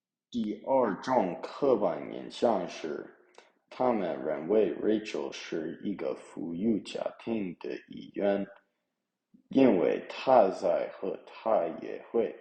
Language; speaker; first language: Chinese; non-native, learner; English